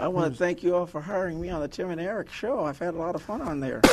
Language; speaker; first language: English; native; English